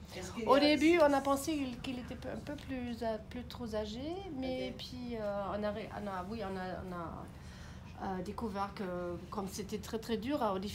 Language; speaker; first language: French; non-native, fluent; German